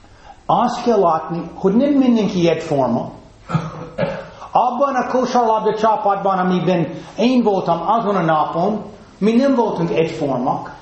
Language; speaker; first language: Hungarian; non-native, fluent; English